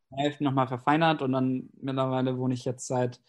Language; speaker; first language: German; non-native, fluent; English